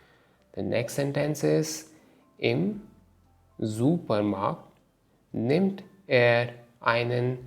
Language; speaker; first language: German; non-native, learner; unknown